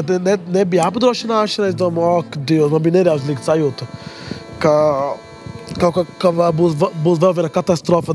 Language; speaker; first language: Latvian; non-native, learner; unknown